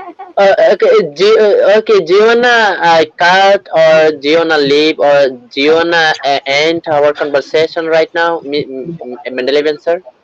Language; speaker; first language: English; non-native, learner; Bangla